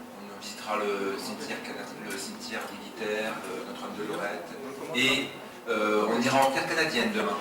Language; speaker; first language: French; native; French